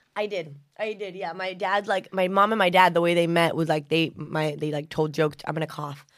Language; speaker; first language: English; native; English